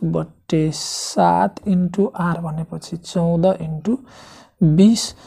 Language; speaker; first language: Nepali; non-native, local second language; Maithili